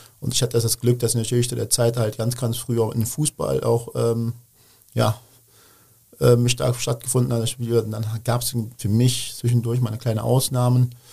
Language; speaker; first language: German; early bilingual, other home language; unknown